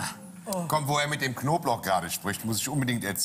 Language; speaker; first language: German; native; German